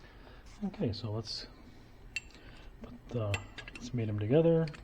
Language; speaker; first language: English; native; English